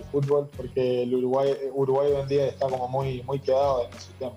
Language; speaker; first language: Spanish; native; Spanish